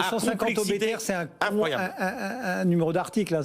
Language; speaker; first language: French; native; French